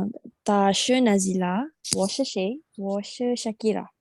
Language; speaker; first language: Chinese; non-native, learner; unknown